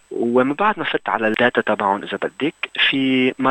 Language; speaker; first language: Arabic; native; Arabic